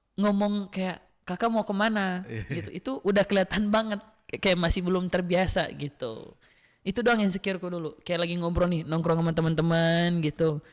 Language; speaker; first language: Indonesian; non-native, local second language; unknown